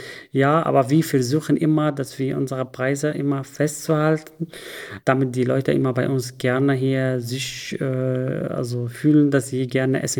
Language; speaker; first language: German; non-native, learner; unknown